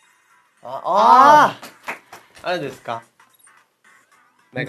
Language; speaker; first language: Japanese; non-native, learner; Korean